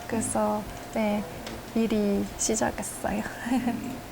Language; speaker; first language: Korean; non-native, learner; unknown